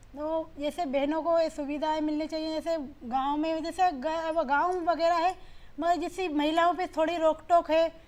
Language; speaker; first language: Hindi; native; Hindi